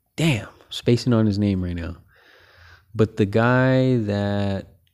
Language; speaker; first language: English; early bilingual, other home language; Filipino